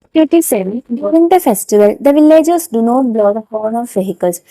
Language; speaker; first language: English; non-native, local second language; Malayalam